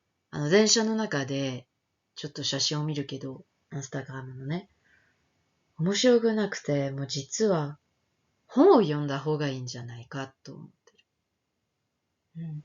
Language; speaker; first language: Japanese; non-native, fluent; French